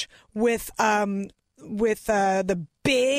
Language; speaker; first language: English; early bilingual, other home language; Russian